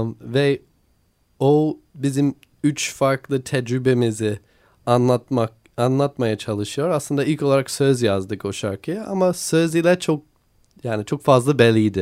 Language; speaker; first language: Turkish; non-native, learner; English